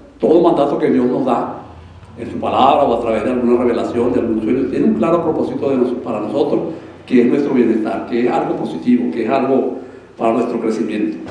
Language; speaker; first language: Spanish; native; Spanish